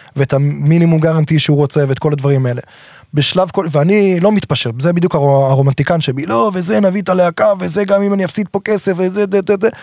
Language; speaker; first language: Hebrew; native; Hebrew